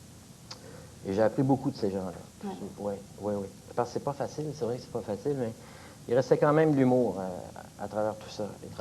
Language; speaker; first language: French; native; French